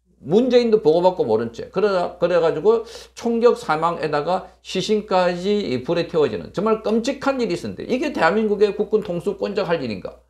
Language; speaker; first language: Korean; native; Korean